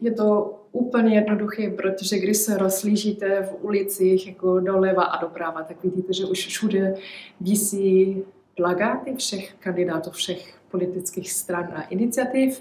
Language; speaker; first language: Czech; early bilingual, heritage; Czech